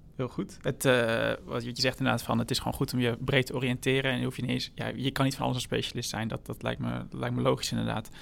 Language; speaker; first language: Dutch; native; Dutch